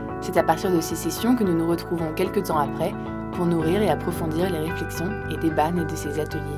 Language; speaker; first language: French; native; French